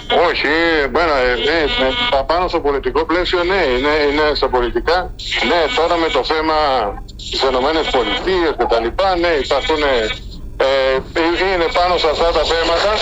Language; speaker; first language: Greek; early bilingual, heritage; Spanish